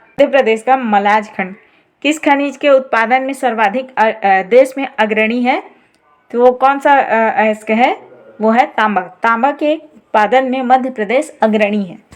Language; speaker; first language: Hindi; native; Hindi